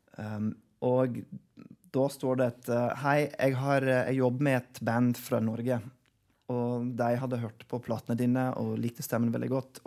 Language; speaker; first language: Norwegian; non-native, fluent; English